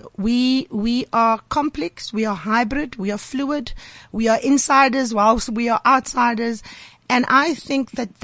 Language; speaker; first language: English; native; English